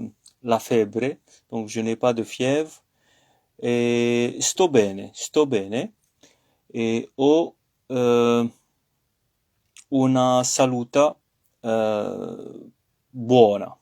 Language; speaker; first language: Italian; non-native, learner; French